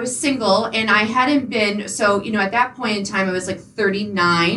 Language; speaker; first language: English; native; English